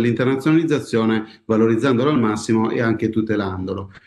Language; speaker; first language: Italian; native; Italian